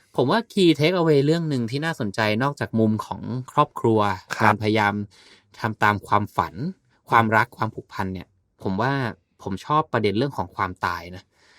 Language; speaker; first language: Thai; native; Thai